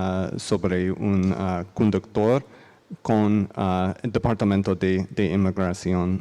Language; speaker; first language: Spanish; non-native, learner; English